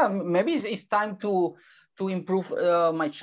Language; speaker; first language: English; non-native, fluent; Spanish